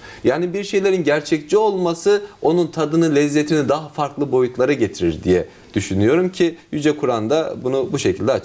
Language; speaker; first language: Turkish; native; Turkish